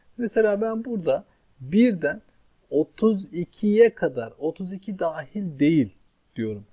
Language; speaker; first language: Turkish; native; Turkish